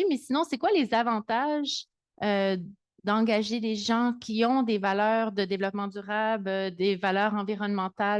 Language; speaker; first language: French; native; French